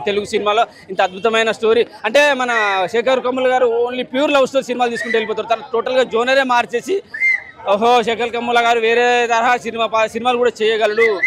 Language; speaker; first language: Telugu; native; Telugu